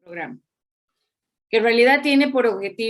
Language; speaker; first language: Spanish; native; Spanish